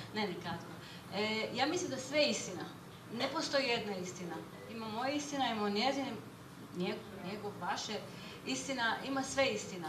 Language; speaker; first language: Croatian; non-native, learner; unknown